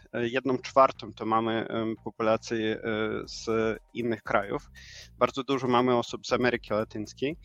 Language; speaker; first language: Polish; non-native, fluent; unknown